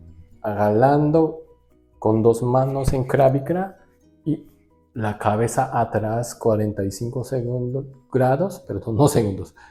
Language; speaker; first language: Spanish; non-native, learner; Japanese